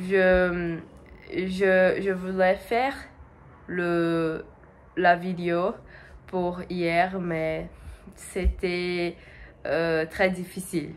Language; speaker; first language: French; non-native, learner; Portuguese